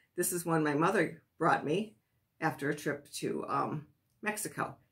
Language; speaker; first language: English; native; English